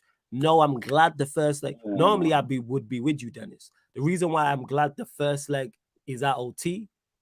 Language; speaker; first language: English; native; English